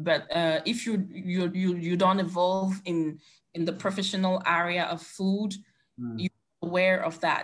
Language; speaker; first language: English; non-native, local second language; French